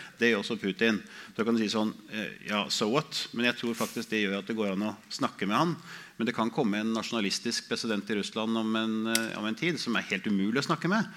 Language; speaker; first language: Norwegian; native; Norwegian